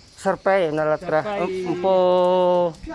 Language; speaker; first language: Italian; non-native, learner; Filipino